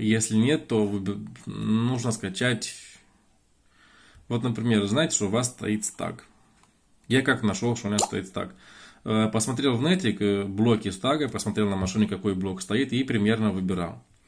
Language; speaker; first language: Russian; non-native, fluent; Romanian